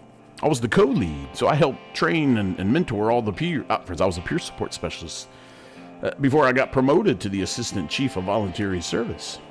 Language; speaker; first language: English; native; English